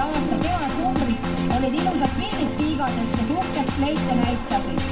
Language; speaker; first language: Estonian; native; Estonian